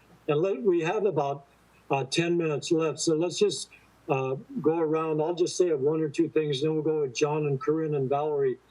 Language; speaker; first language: English; native; English